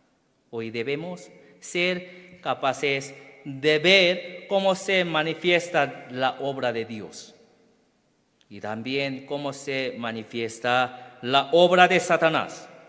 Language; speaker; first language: Spanish; non-native, learner; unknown